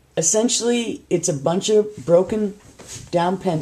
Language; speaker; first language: English; native; English